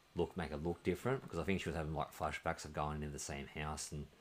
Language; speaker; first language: English; native; English